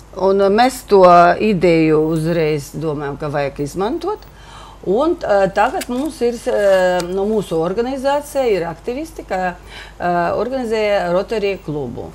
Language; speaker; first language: Latvian; non-native, local second language; Russian